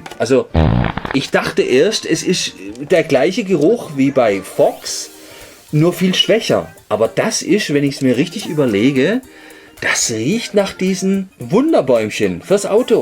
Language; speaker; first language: German; native; German